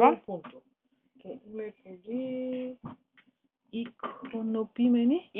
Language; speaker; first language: Greek; non-native, learner; German